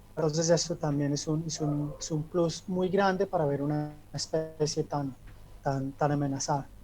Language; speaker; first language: Spanish; early bilingual, heritage; Spanish